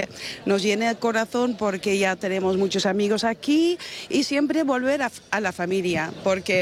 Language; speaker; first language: Spanish; non-native, fluent; Dutch